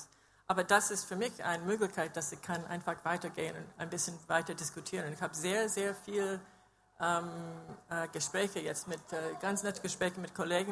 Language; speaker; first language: German; non-native, fluent; English